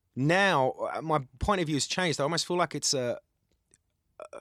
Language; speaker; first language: English; native; English